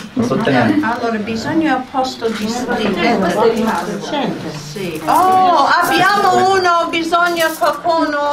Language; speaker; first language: Italian; non-native, fluent; English